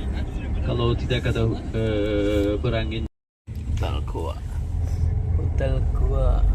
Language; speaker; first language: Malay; non-native, learner; Turkish